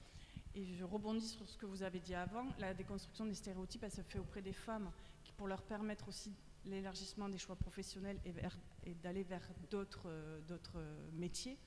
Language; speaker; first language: French; native; French